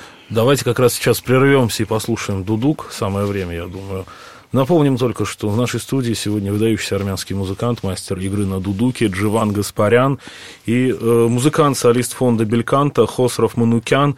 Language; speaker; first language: Russian; native; Russian